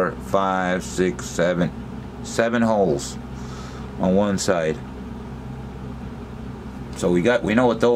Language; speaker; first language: English; native; English